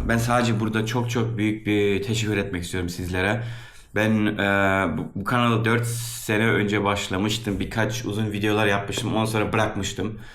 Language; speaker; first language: Turkish; early bilingual, heritage; Turkish